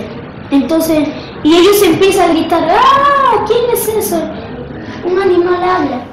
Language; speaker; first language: Spanish; non-native, local second language; Shipibo-Conibo